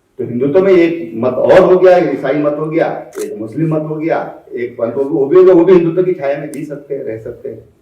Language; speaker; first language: Hindi; native; Hindi